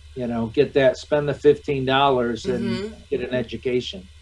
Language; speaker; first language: English; native; English